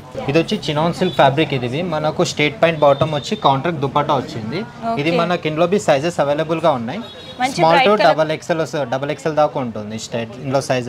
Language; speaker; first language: Telugu; native; Telugu